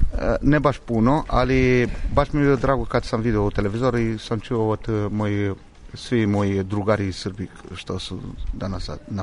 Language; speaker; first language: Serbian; non-native, learner; Romanian